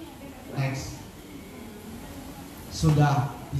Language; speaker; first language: Indonesian; native; Indonesian